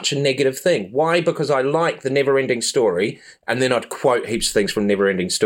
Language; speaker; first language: English; native; English